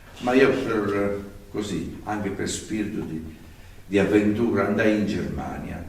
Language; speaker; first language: Italian; native; Italian